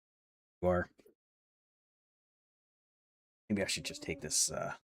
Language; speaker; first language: English; native; English